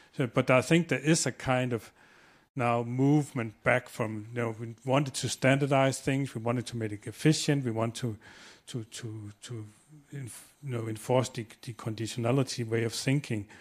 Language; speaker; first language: English; non-native, fluent; Danish